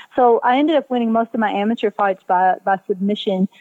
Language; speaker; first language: English; native; English